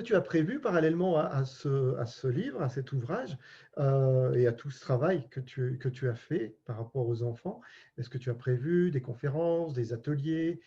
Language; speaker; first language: French; native; French